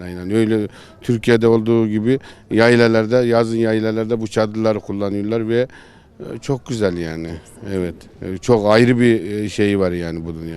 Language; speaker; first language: Turkish; non-native, local second language; Kyrgyz